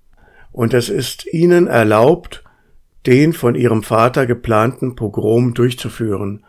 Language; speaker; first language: German; native; German